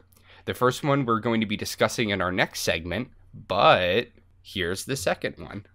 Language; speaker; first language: English; native; English